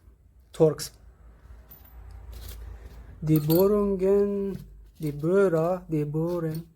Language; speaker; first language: German; non-native, learner; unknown